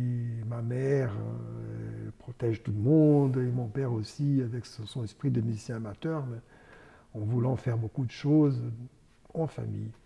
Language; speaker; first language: French; non-native, fluent; Portuguese